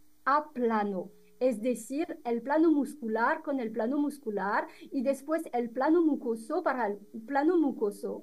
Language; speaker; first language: Spanish; non-native, fluent; French